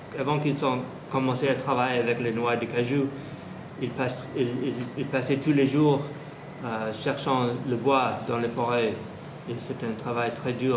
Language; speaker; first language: French; non-native, fluent; English